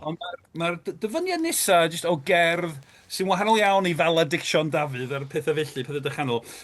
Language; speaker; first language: Welsh; native; Welsh